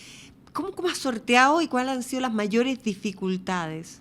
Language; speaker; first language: Spanish; native; Spanish